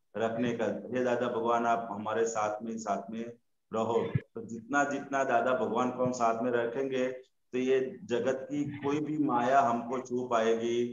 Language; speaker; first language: Hindi; non-native, local second language; Gujarati